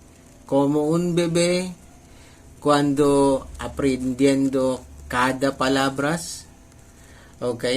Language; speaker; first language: Spanish; non-native, learner; Filipino